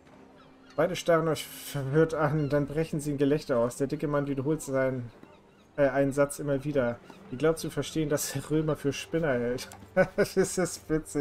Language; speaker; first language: German; native; German